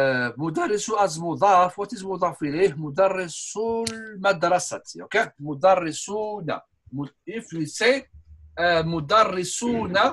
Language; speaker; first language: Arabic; non-native, fluent; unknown